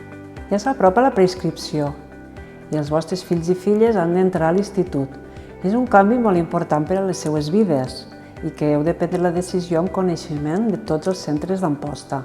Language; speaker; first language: Catalan; native; Catalan